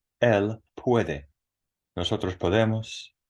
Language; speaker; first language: Spanish; non-native, fluent; English